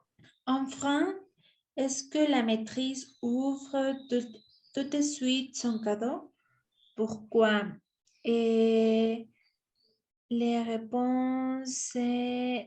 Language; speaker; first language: French; non-native, learner; Spanish